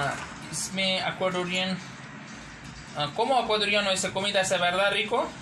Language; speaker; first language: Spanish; non-native, learner; Urdu